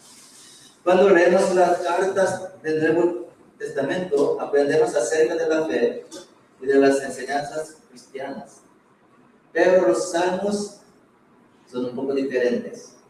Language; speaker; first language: Spanish; non-native, fluent; Korean